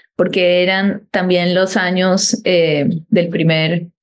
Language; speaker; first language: Spanish; native; Spanish